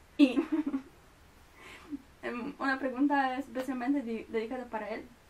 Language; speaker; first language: Spanish; non-native, fluent; Polish